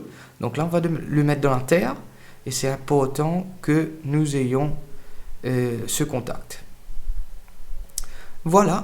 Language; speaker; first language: French; native; French